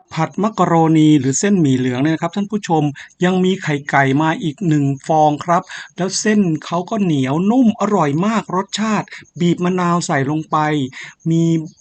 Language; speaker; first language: Thai; native; Thai